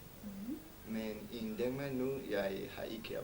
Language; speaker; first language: Danish; non-native, learner; Spanish